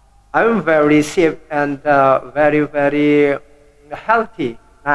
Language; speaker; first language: English; non-native, learner; Indonesian